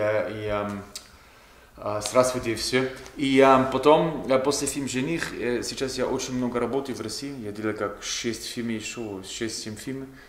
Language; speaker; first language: Russian; non-native, learner; German